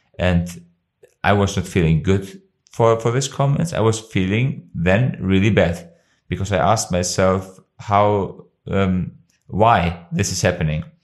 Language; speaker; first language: English; non-native, fluent; Albanian